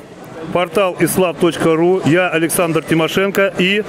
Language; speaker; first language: Russian; native; Russian